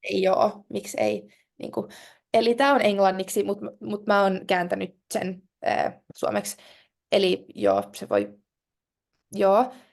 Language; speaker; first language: Finnish; non-native, local second language; Swedish